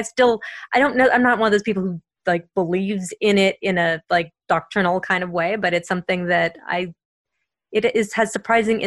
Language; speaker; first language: English; native; English